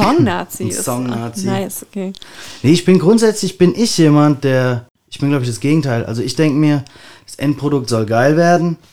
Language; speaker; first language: German; native; German